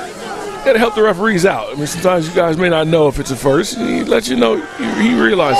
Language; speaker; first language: English; native; English